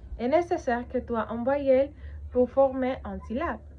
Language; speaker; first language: French; non-native, learner; Spanish